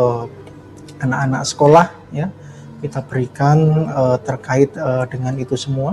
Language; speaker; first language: Indonesian; native; Indonesian